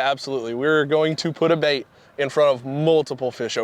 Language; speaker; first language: English; native; English